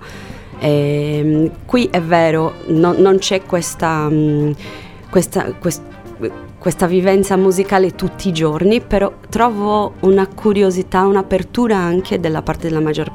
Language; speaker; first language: Italian; non-native, fluent; Portuguese